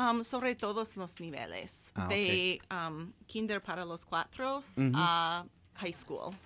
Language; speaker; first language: Spanish; non-native, fluent; English